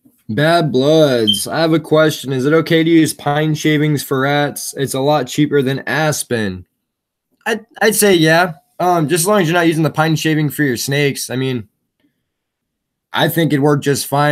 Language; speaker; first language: English; native; English